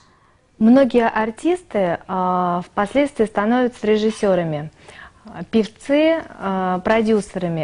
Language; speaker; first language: Russian; native; Russian